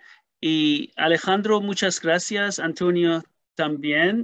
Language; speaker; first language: Spanish; non-native, learner; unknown